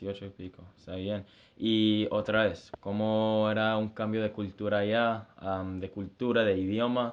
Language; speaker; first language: Spanish; early bilingual, heritage; Spanish